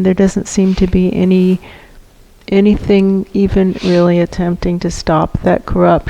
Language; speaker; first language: English; native; English